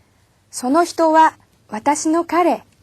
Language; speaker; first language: Japanese; non-native, fluent; Korean